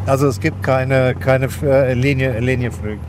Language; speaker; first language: German; native; German